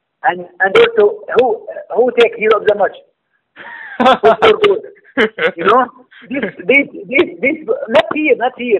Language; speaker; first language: English; non-native, learner; Arabic